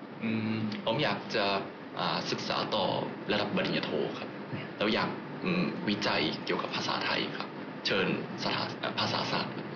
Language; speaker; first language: Thai; non-native, fluent; Japanese